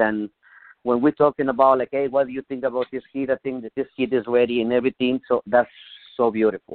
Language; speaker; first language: English; non-native, learner; Spanish